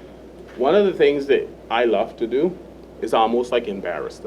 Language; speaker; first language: English; native; English